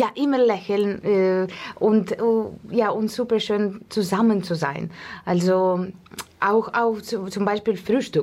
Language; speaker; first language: German; non-native, learner; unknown